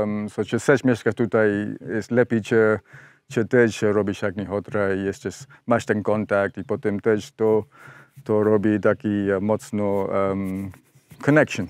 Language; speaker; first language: Polish; non-native, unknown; English